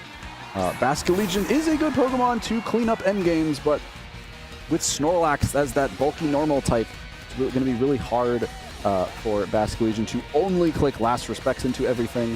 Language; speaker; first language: English; native; English